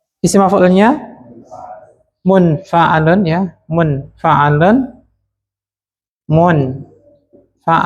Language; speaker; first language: Arabic; non-native, fluent; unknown